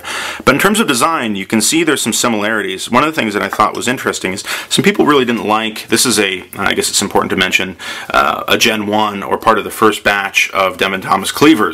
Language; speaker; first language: English; native; English